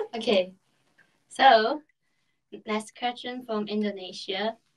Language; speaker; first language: English; non-native, learner; Korean